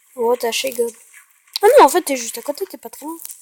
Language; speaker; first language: French; native; French